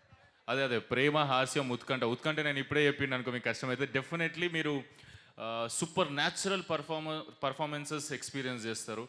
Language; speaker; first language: Telugu; native; Telugu